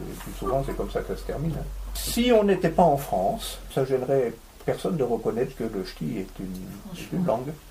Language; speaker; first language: French; native; French